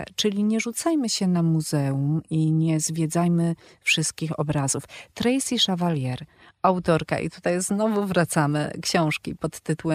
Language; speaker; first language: Polish; native; Polish